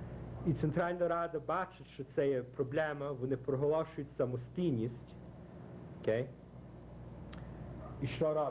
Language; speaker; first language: Ukrainian; early bilingual, heritage; Ukrainian